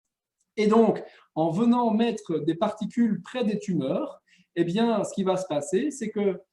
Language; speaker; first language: French; native; French